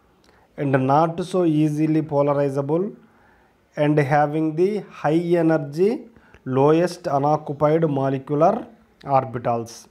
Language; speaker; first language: English; non-native, local second language; Telugu